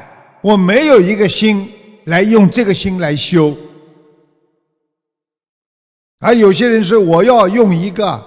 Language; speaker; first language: Chinese; native; Chinese